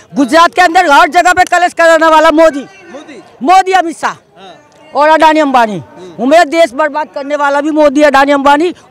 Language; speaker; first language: Hindi; non-native, local second language; Gujarati